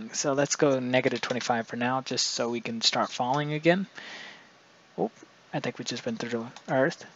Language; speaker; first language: English; native; English